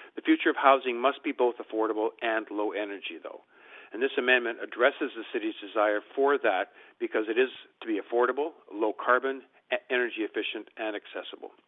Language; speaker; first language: English; native; English